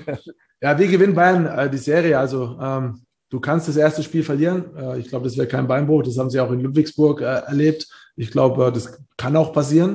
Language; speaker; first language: German; native; German